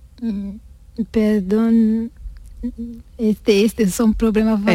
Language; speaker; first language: Spanish; non-native, learner; Arabic